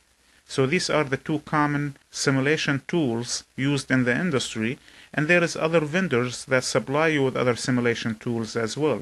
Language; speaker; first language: English; non-native, fluent; Arabic